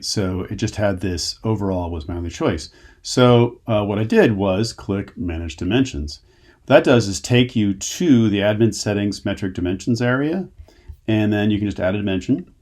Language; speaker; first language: English; native; English